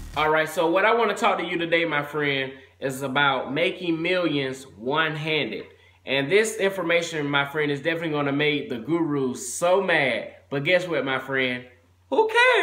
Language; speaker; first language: English; native; English